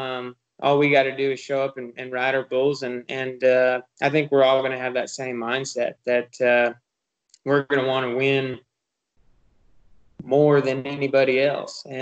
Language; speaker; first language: English; native; English